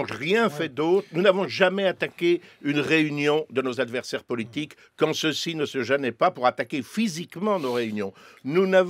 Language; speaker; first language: French; native; French